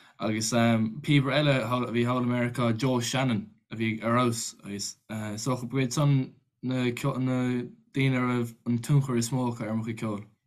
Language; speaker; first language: Irish; native; Irish